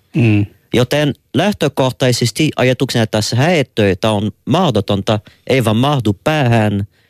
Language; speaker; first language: Finnish; non-native, fluent; French